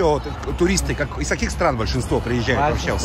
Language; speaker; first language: Russian; native; Russian